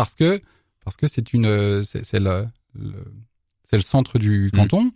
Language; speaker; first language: French; native; French